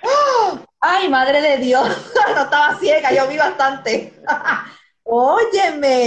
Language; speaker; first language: Spanish; native; Spanish